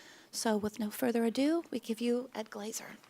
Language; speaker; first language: English; native; English